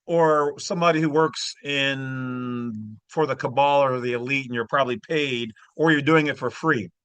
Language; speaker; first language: English; native; English